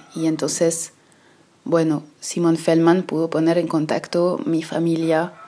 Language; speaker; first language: Spanish; early bilingual, other home language; French